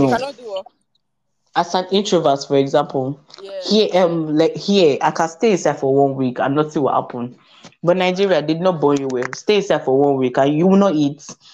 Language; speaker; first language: English; non-native, local second language; Yoruba